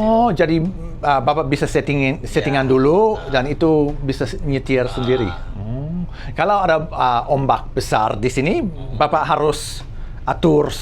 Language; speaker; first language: Indonesian; non-native, fluent; English